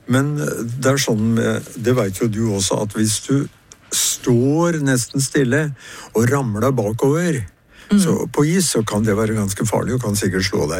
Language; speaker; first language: Norwegian; native; Norwegian